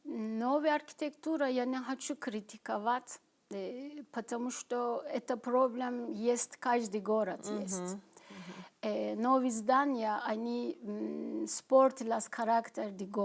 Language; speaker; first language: Russian; non-native, learner; Turkish